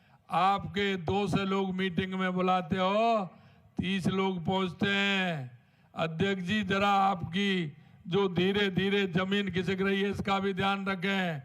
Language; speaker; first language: Hindi; native; Hindi